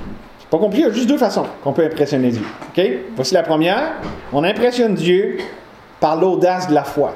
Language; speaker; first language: French; native; French